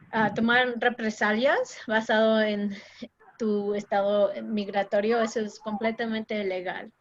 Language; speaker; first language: Spanish; non-native, fluent; English